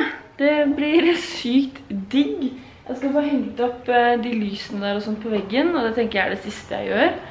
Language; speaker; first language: Norwegian; native; Norwegian